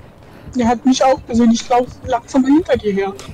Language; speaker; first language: German; native; German